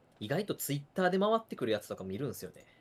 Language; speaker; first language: Japanese; native; Japanese